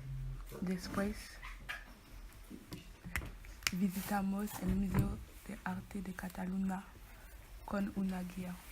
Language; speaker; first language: Spanish; non-native, learner; French